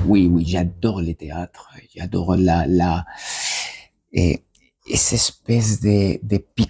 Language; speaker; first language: French; non-native, learner; Spanish